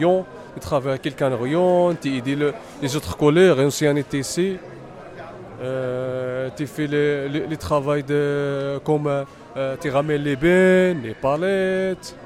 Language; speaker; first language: French; non-native, learner; Arabic